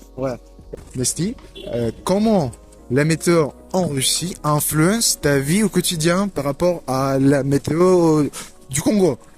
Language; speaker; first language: French; non-native, fluent; Russian